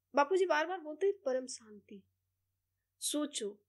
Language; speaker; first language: Hindi; native; Hindi